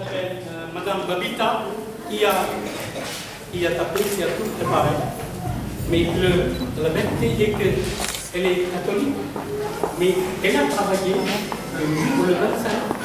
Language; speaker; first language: French; non-native, fluent; Tamil